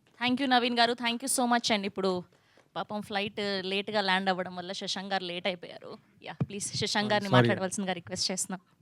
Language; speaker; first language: Telugu; native; Telugu